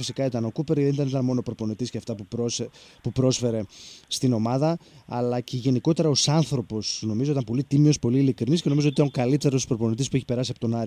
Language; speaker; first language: Greek; native; Greek